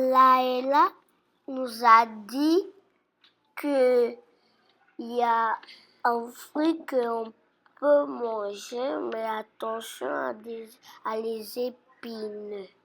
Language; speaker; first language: French; non-native, learner; Portuguese